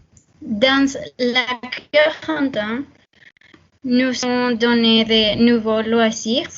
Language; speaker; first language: French; non-native, learner; Spanish